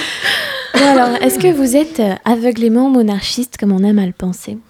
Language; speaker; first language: French; native; French